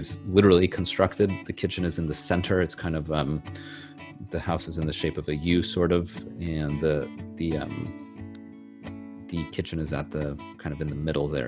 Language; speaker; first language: English; native; English